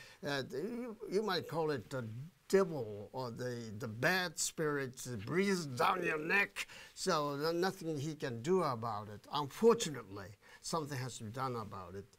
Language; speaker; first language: English; non-native, fluent; Japanese